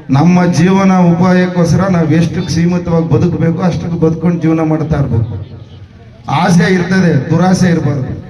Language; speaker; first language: Kannada; non-native, local second language; Telugu